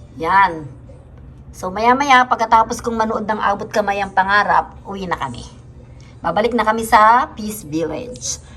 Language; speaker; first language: Filipino; native; Filipino